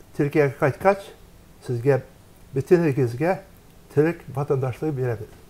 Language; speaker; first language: Tatar; early bilingual, heritage; Tatar